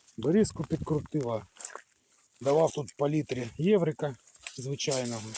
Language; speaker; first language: Ukrainian; native; Ukrainian